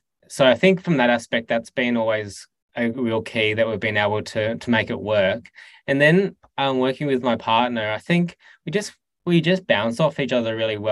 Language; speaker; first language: English; native; English